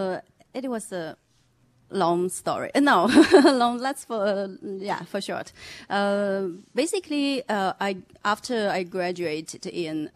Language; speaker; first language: English; non-native, fluent; Chinese